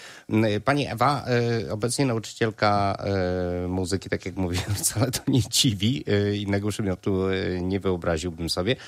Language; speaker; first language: Polish; native; Polish